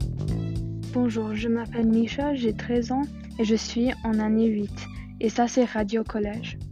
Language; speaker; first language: French; non-native, learner; English